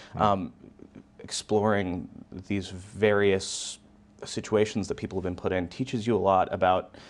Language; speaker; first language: English; native; English